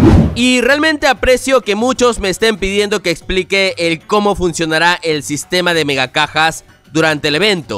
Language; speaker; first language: Spanish; native; Spanish